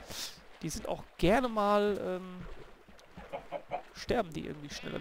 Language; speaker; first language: German; native; German